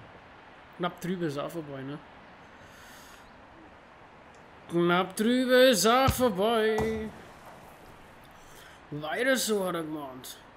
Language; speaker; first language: German; native; German